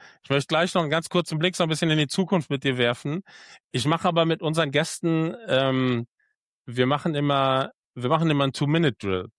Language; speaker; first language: German; native; German